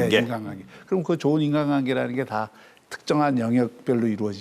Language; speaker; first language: Korean; native; Korean